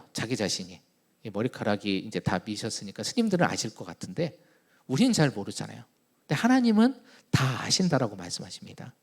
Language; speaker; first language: Korean; native; Korean